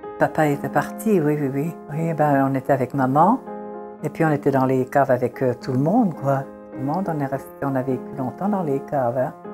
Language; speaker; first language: French; early bilingual, other home language; Italian